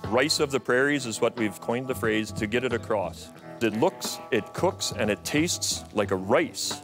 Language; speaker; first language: English; native; English